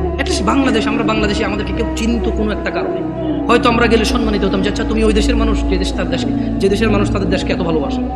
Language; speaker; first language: Bangla; early bilingual, heritage; Bangla